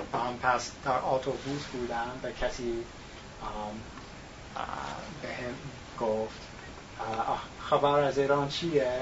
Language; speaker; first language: Tajik; non-native, learner; English